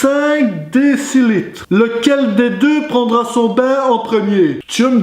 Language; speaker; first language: French; native; French